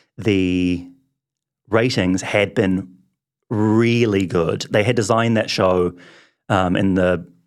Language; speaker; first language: English; native; English